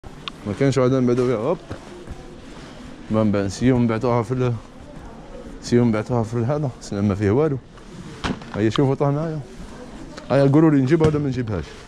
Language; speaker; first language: Arabic; native; Arabic